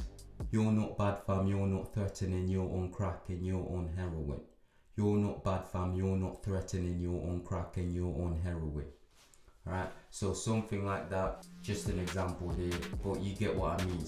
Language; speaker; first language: English; native; English